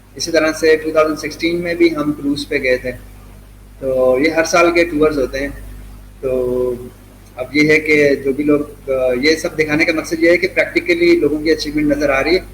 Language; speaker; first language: Urdu; native; Urdu